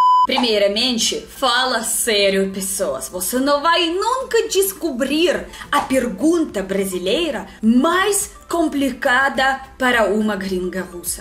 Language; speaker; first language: Portuguese; non-native, fluent; Russian